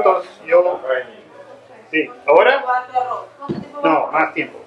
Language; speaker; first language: Spanish; non-native, learner; English